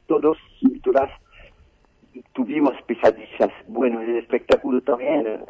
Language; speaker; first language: Spanish; non-native, fluent; French